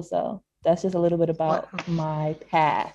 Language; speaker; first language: English; native; English